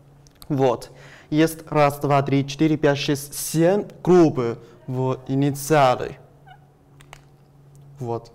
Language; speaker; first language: Russian; non-native, learner; Chinese